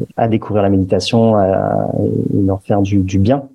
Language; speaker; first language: French; native; French